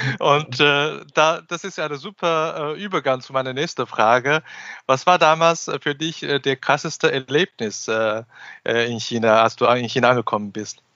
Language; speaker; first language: German; non-native, fluent; Chinese